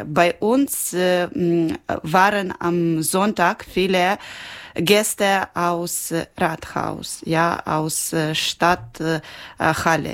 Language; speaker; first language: German; non-native, learner; Ukrainian